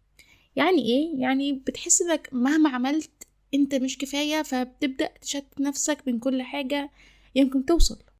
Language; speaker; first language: Arabic; native; Arabic